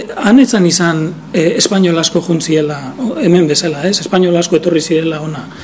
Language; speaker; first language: Basque; native; Basque